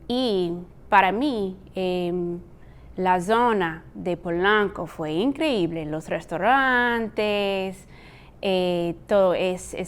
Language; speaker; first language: Spanish; non-native, fluent; English